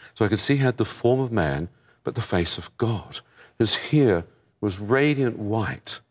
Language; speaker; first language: English; native; English